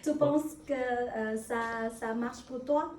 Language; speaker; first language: French; non-native, learner; Vietnamese